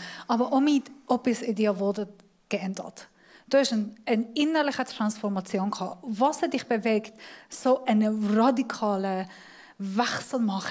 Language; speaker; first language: German; non-native, fluent; Persian